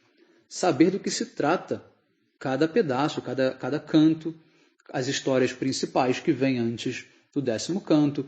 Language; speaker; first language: Portuguese; native; Portuguese